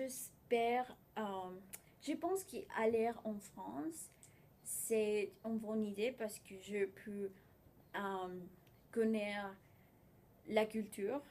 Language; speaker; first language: French; non-native, learner; Spanish